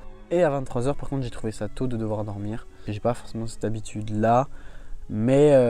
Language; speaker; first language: French; native; French